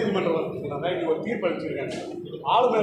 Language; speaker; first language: Tamil; native; Tamil